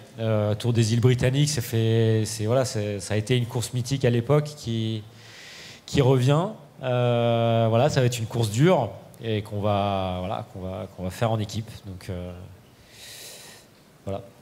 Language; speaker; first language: French; native; French